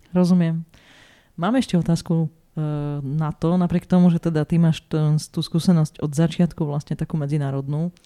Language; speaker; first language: Slovak; native; Slovak